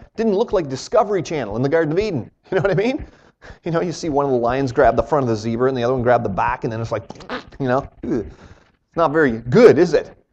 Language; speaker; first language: English; native; English